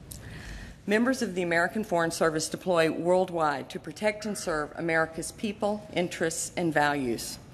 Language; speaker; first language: English; native; English